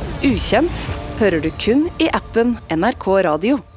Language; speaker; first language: Norwegian; native; Norwegian